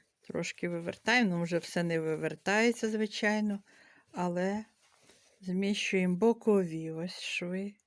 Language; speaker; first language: Ukrainian; native; Ukrainian